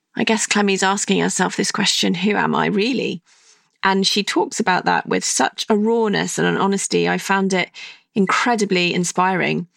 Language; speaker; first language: English; native; English